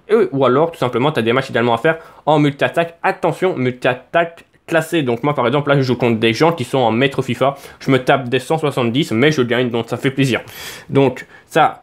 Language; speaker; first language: French; native; French